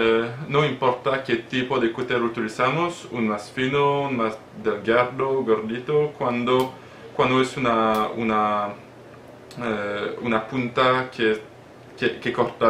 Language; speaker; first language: Spanish; non-native, learner; French